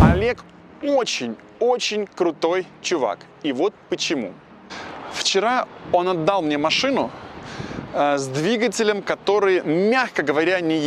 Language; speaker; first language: Russian; native; Russian